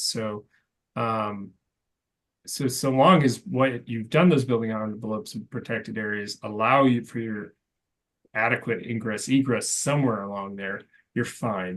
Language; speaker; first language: English; native; English